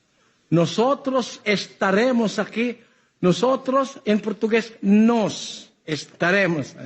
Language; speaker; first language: Portuguese; non-native, learner; Filipino